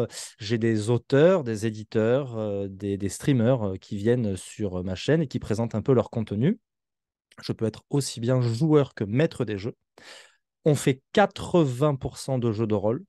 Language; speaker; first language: French; native; French